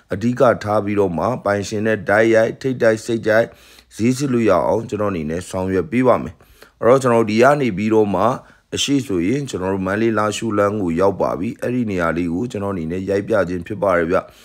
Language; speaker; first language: Burmese; native; Burmese